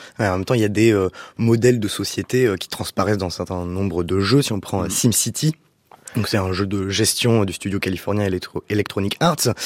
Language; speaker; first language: French; native; French